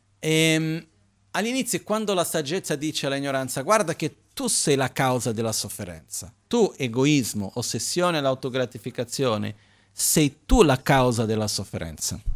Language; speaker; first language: Italian; non-native, fluent; Portuguese